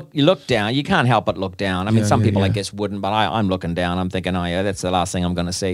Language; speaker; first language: English; native; English